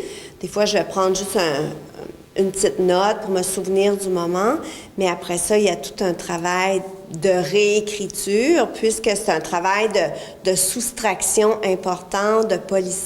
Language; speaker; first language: French; native; French